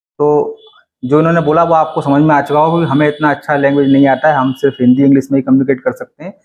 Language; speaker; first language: Hindi; native; Hindi